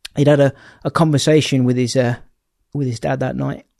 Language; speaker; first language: English; native; English